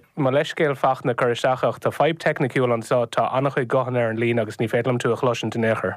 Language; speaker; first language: Irish; non-native, local second language; English